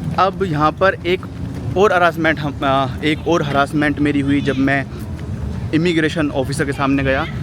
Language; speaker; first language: Hindi; native; Hindi